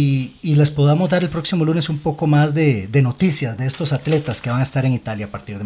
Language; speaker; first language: Spanish; native; Spanish